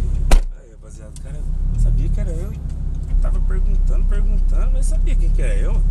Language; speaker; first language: Portuguese; native; Portuguese